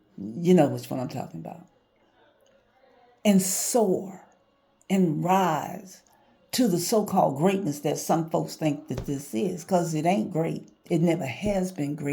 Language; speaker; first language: English; native; English